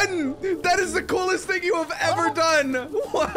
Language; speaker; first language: English; native; English